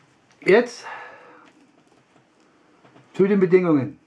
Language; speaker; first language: German; non-native, learner; Russian